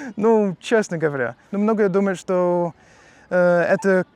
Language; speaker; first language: Russian; non-native, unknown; English